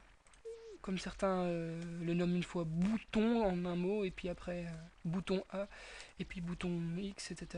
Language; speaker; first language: French; native; French